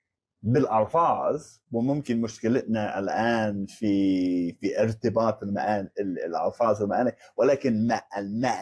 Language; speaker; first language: Arabic; non-native, fluent; English